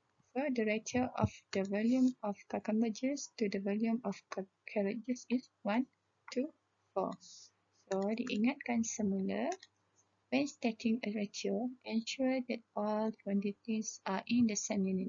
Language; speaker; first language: English; non-native, local second language; Malay